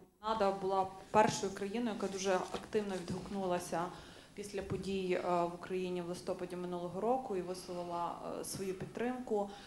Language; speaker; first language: Ukrainian; native; Ukrainian